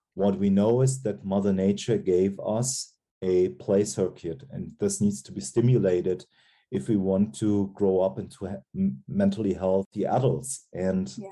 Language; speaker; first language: English; non-native, fluent; German